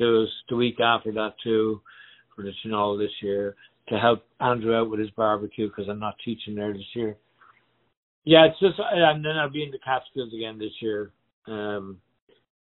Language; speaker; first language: English; native; English